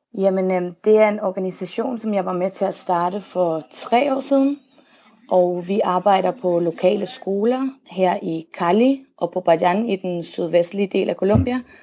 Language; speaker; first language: Danish; native; Danish